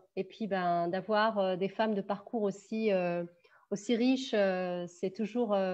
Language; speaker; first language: French; native; French